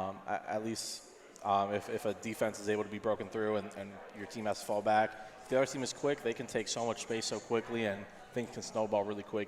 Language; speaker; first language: English; native; English